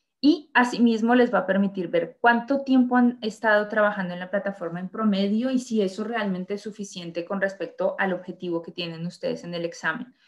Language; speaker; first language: Spanish; native; Spanish